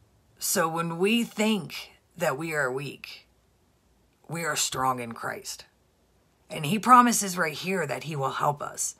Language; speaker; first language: English; native; English